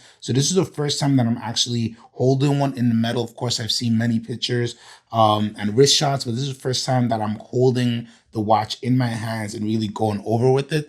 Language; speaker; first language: English; native; English